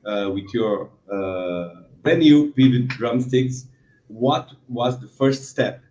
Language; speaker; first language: English; non-native, learner; Portuguese